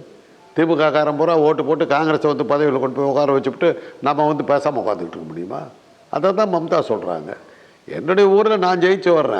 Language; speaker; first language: Tamil; native; Tamil